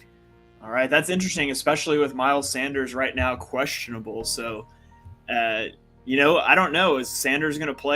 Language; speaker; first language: English; native; English